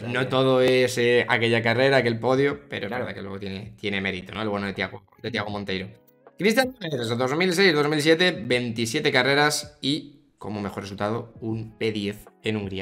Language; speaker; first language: Spanish; native; Spanish